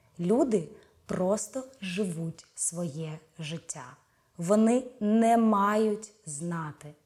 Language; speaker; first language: Ukrainian; native; Ukrainian